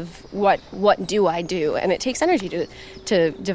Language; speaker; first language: English; native; English